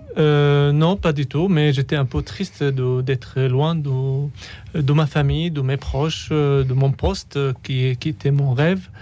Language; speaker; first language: French; non-native, fluent; Arabic